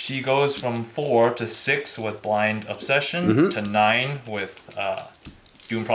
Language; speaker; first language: English; native; English